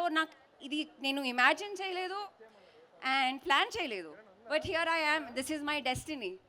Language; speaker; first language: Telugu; non-native, learner; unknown